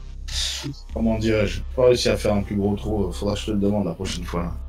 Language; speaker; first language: French; native; French